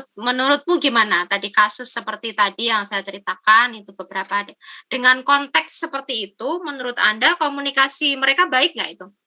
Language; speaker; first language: Indonesian; non-native, local second language; Javanese